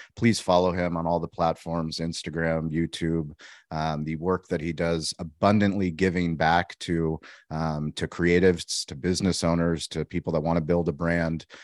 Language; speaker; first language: English; native; English